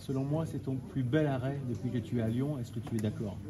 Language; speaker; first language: French; native; French